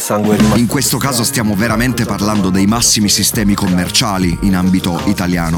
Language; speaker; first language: Italian; native; Italian